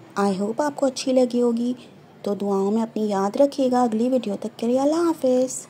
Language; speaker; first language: Hindi; native; Hindi